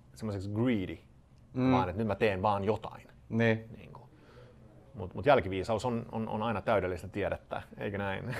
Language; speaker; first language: Finnish; non-native, fluent; Swedish